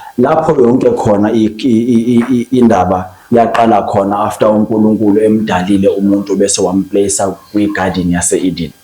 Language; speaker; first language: Zulu; non-native, local second language; Xhosa